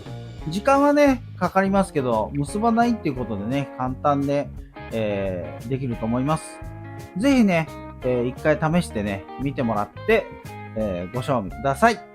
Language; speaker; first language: Japanese; native; Japanese